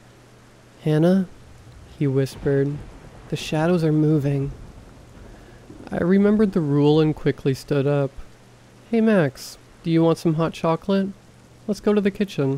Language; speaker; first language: English; native; English